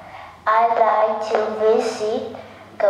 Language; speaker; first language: English; non-native, learner; Vietnamese